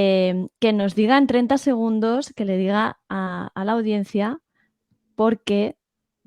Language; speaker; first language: Spanish; native; Spanish